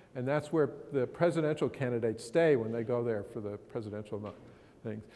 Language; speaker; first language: English; native; English